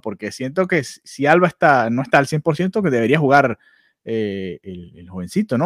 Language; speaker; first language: Spanish; native; Spanish